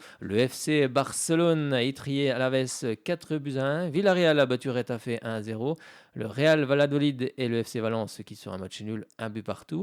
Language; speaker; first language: French; native; French